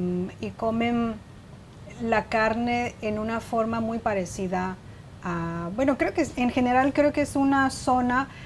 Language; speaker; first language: Spanish; non-native, fluent; Chinese